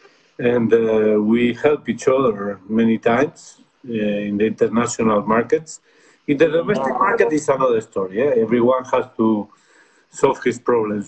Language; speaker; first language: English; non-native, fluent; Spanish